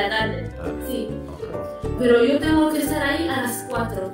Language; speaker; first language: Spanish; early bilingual, other home language; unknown